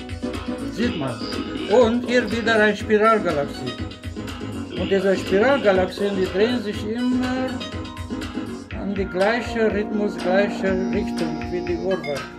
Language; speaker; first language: German; non-native, fluent; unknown